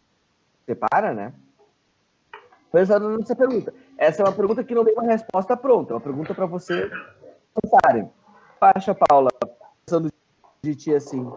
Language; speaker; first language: Portuguese; native; Portuguese